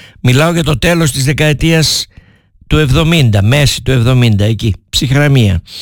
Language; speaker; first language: Greek; native; Greek